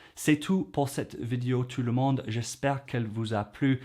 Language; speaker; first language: French; non-native, fluent; English